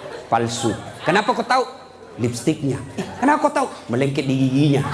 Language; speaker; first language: Indonesian; native; Indonesian